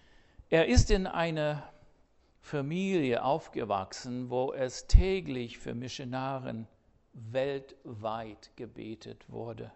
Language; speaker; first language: German; non-native, fluent; English